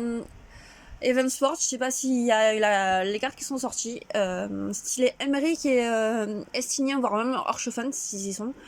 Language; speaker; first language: French; native; French